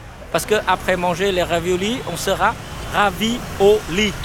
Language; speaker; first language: French; non-native, fluent; Vietnamese